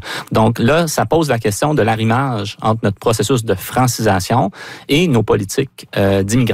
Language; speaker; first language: French; native; French